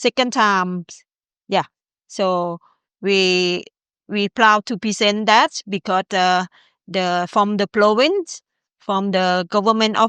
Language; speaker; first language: English; non-native, learner; Thai